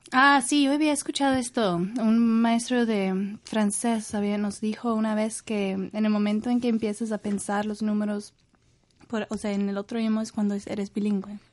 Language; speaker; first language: Spanish; non-native, fluent; English